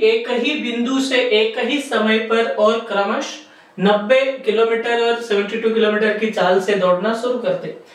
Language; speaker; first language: Hindi; non-native, local second language; Marathi